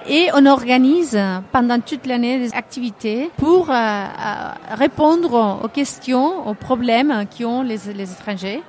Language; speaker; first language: French; non-native, fluent; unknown